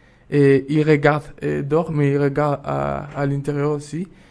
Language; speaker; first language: French; non-native, fluent; Spanish